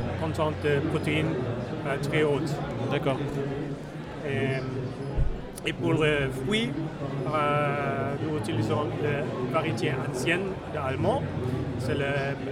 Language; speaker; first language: French; non-native, learner; German